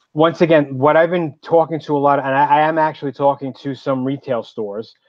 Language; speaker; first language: English; native; English